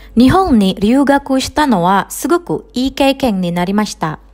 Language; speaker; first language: Japanese; non-native, fluent; Indonesian